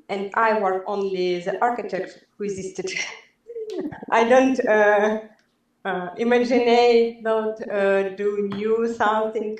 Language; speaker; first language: English; non-native, learner; Belarusian